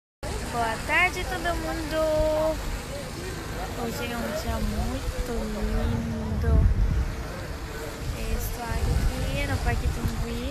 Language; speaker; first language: Portuguese; non-native, fluent; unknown